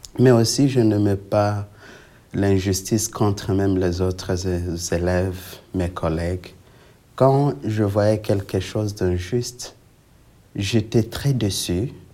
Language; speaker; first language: French; non-native, local second language; Swahili